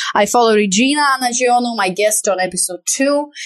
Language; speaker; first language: English; non-native, fluent; Romanian